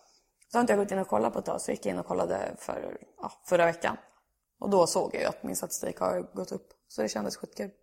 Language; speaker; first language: Swedish; native; Swedish